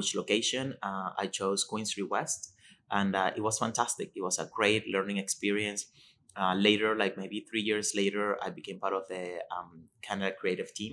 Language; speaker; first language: English; non-native, fluent; Spanish